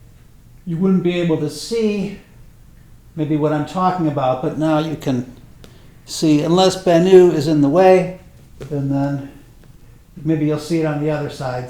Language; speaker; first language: English; native; English